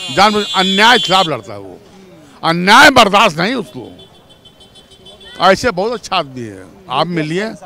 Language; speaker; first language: Hindi; native; Hindi